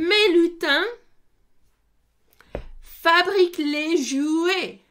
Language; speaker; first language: French; non-native, fluent; English